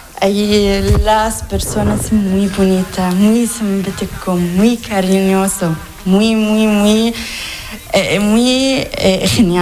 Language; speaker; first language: Spanish; non-native, learner; Arabic